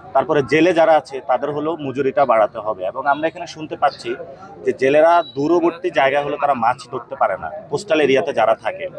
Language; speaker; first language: Bangla; native; Bangla